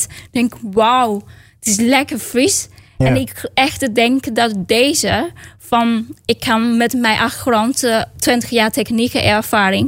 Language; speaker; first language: Dutch; non-native, learner; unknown